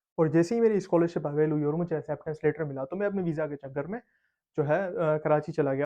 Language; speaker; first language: Urdu; native; Urdu